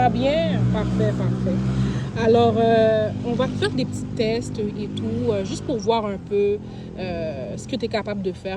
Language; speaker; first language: French; native; French